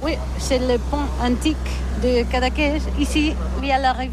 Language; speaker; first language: French; non-native, learner; Catalan